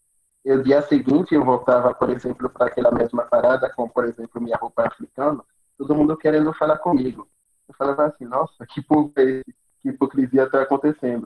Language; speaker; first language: Portuguese; non-native, fluent; Fon